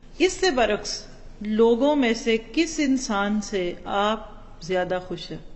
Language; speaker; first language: Urdu; non-native, local second language; Punjabi